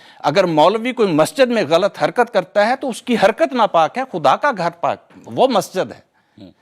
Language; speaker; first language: Urdu; non-native, local second language; Punjabi